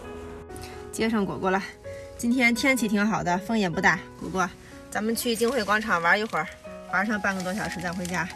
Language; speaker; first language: Chinese; native; Chinese